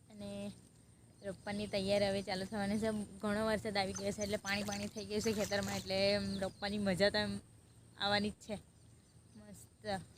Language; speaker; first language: Gujarati; native; Gujarati